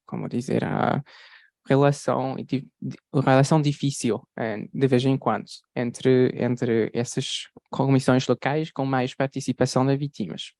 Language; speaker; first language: Portuguese; non-native, fluent; Polish